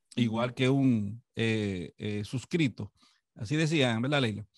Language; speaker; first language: Spanish; native; Spanish